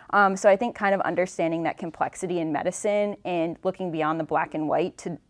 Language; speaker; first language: English; native; English